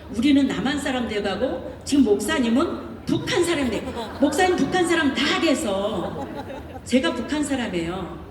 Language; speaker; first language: Korean; native; Korean